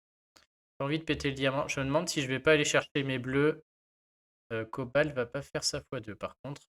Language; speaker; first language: French; native; French